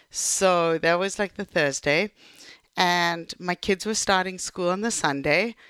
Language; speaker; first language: English; native; English